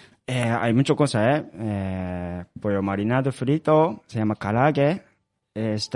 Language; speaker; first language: Spanish; non-native, learner; Japanese